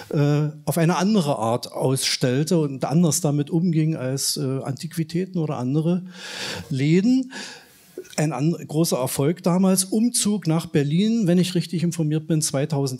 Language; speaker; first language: German; native; German